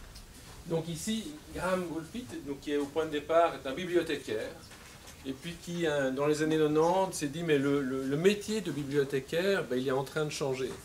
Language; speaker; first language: French; native; French